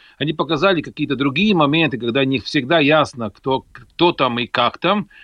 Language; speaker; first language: Russian; non-native, local second language; Latvian